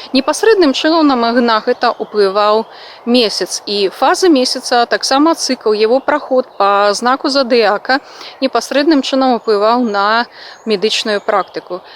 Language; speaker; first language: Belarusian; non-native, local second language; Russian